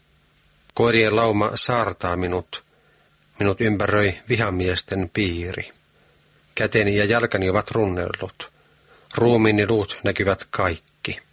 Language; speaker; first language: Finnish; native; Finnish